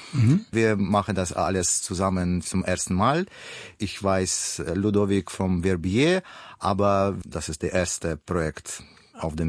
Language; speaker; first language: German; non-native, learner; Russian